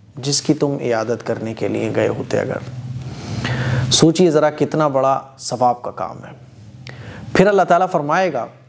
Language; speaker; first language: Hindi; native; Hindi